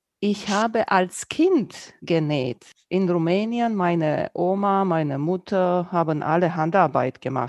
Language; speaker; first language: German; non-native, fluent; Romanian